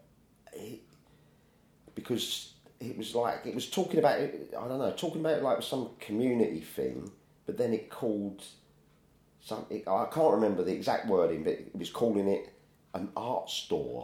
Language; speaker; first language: English; native; English